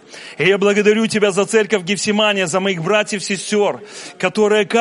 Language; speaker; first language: Russian; native; Russian